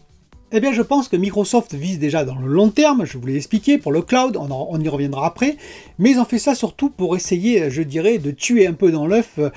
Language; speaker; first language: French; native; French